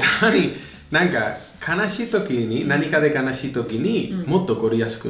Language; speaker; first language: Japanese; non-native, fluent; Spanish